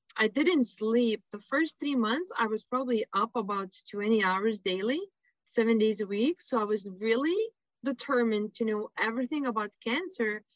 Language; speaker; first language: English; non-native, fluent; Lithuanian